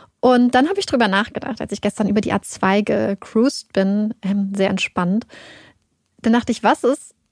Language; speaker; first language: German; native; German